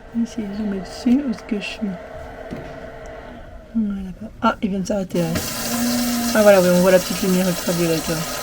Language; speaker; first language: French; native; French